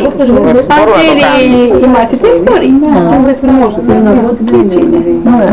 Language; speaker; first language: Greek; non-native, local second language; Turkish